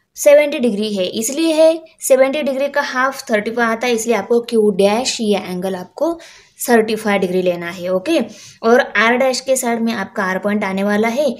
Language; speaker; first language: Hindi; non-native, local second language; Marathi